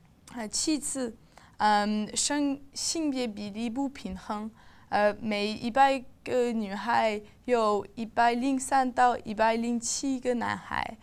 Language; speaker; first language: Chinese; non-native, learner; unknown